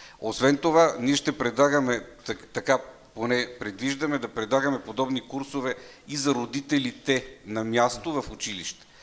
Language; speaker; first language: Bulgarian; native; Bulgarian